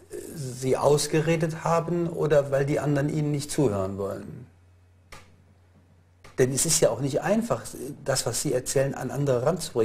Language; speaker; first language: German; native; German